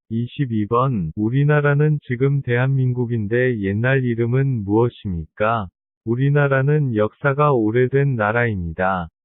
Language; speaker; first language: Korean; non-native, learner; Vietnamese